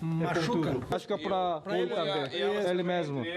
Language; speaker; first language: Portuguese; non-native, learner; Korean